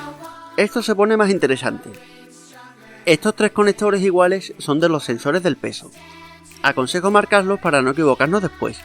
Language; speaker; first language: Spanish; native; Spanish